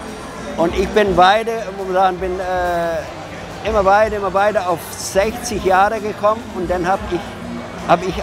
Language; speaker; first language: German; early bilingual, heritage; German